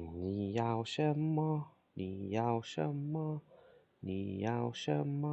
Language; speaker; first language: Chinese; non-native, learner; English